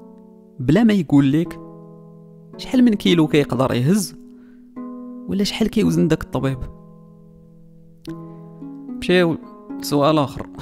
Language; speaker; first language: Arabic; native; Arabic